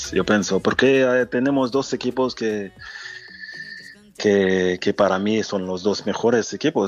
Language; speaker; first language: Spanish; non-native, fluent; French